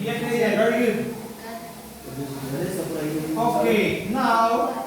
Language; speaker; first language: English; non-native, learner; Spanish